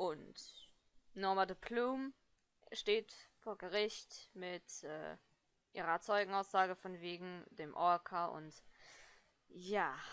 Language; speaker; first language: German; native; German